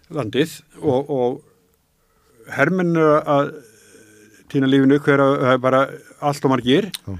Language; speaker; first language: Icelandic; native; Icelandic